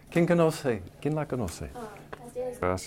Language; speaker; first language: Spanish; non-native, fluent; English